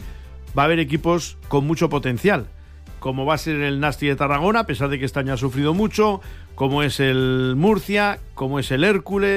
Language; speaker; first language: Spanish; native; Spanish